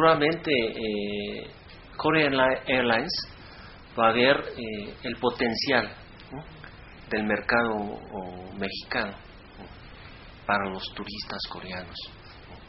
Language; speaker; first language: Spanish; non-native, fluent; Korean